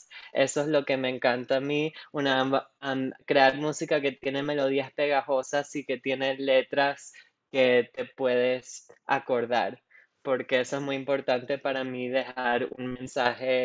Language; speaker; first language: Spanish; non-native, local second language; English